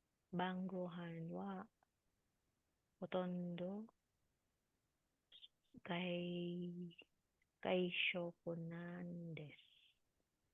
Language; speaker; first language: Japanese; non-native, learner; Filipino